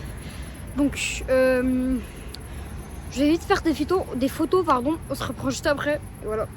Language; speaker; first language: French; native; French